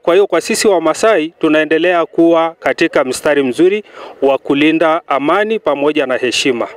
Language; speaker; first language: Swahili; non-native, local second language; Masai